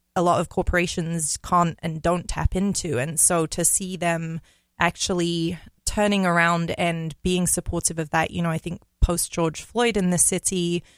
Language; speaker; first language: English; native; English